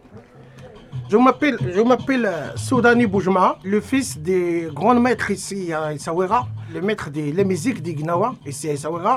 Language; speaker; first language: French; non-native, learner; Arabic